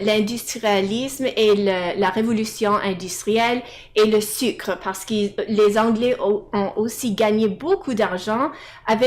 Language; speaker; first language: French; non-native, fluent; English